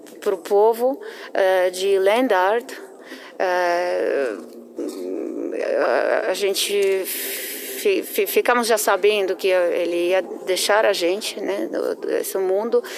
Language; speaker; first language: Portuguese; non-native, fluent; Russian